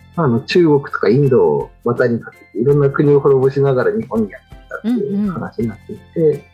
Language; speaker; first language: Japanese; native; Japanese